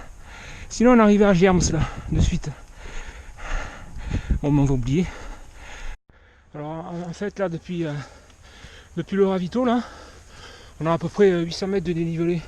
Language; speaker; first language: French; native; French